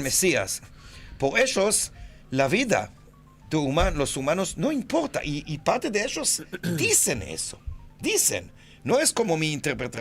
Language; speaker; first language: Spanish; non-native, fluent; Hebrew